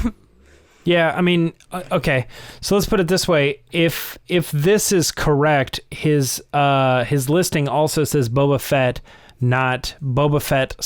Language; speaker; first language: English; native; English